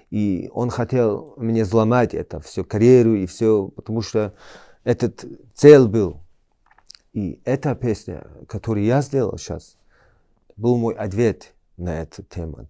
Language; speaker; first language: Russian; early bilingual, heritage; Chechen